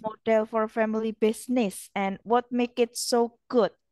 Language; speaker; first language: English; non-native, fluent; Indonesian